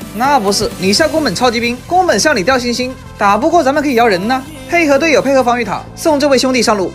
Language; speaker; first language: Chinese; native; Chinese